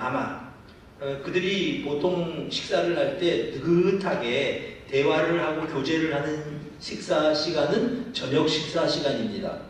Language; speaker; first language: Korean; native; Korean